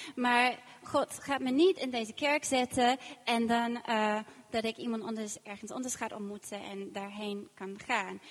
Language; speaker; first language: Dutch; non-native, fluent; English